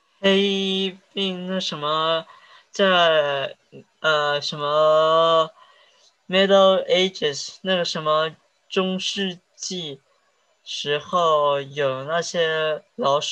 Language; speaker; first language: Chinese; early bilingual, heritage; Chinese